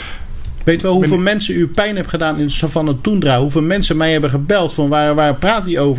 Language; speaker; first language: Dutch; native; Dutch